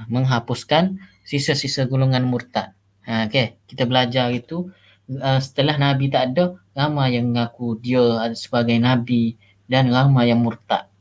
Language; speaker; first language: Malay; native; Malay